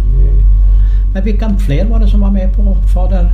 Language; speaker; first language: Swedish; native; Swedish